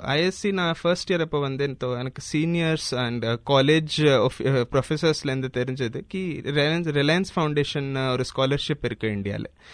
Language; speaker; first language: Tamil; early bilingual, heritage; Tamil